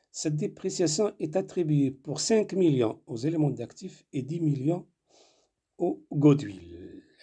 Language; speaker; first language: French; non-native, local second language; Arabic